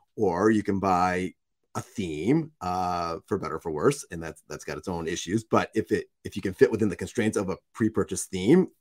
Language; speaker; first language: English; native; English